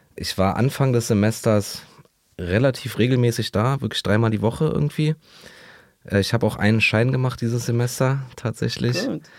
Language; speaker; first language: German; native; German